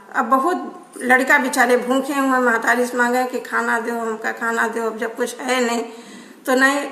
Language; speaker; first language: Hindi; native; Hindi